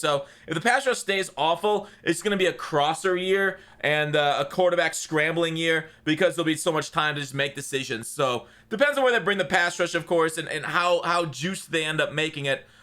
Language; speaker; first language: English; native; English